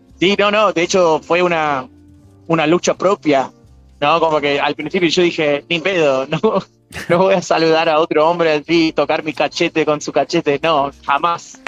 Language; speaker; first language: Spanish; non-native, fluent; English